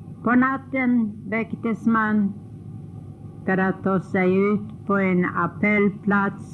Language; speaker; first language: Swedish; non-native, fluent; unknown